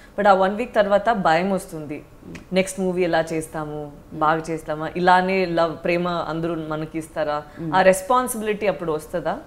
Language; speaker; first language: Telugu; non-native, fluent; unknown